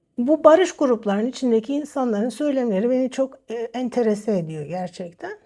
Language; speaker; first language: Turkish; native; Turkish